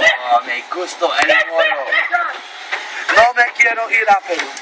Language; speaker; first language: Spanish; non-native, learner; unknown